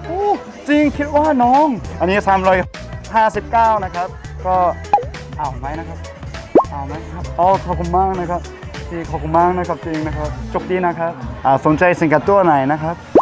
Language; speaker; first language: Thai; non-native, learner; Korean